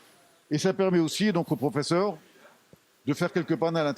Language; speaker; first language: French; native; French